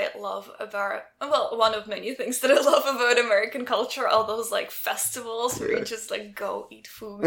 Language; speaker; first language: English; non-native, fluent; Russian